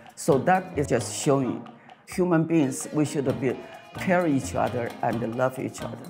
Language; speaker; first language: English; non-native, fluent; Chinese